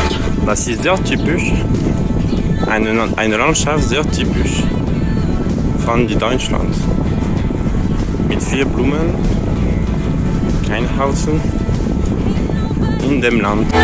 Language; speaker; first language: German; non-native, learner; French